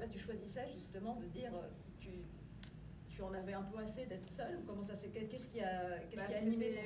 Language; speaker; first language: French; native; French